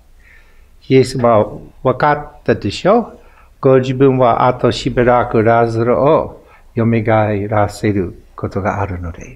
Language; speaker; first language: Japanese; non-native, fluent; English